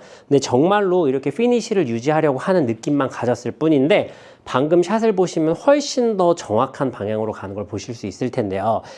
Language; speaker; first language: Korean; native; Korean